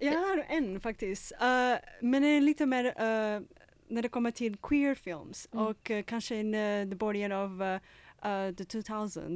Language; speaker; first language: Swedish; non-native, fluent; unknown